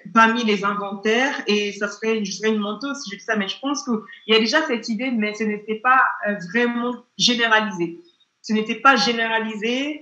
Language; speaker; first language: French; non-native, fluent; Yoruba